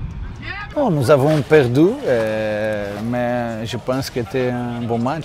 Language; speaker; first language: French; non-native, learner; Portuguese